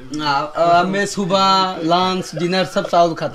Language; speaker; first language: Hindi; non-native, learner; Bangla